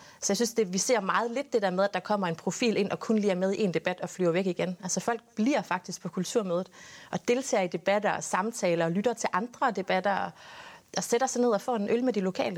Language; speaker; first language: Danish; native; Danish